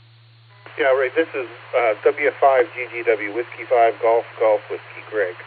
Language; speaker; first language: English; native; English